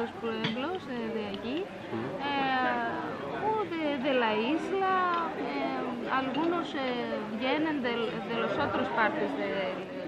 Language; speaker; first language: Spanish; non-native, fluent; Greek